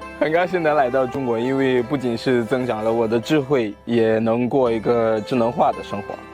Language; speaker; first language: Chinese; non-native, fluent; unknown